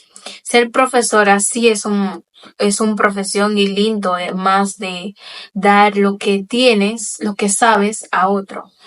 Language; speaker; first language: Spanish; non-native, local second language; Haitian Creole